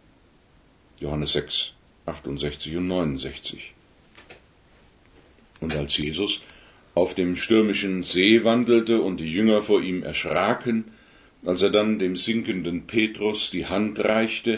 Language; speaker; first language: German; native; German